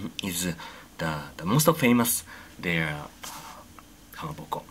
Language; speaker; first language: English; non-native, fluent; Japanese